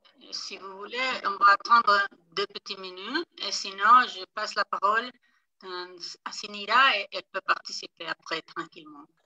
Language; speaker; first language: French; non-native, fluent; Spanish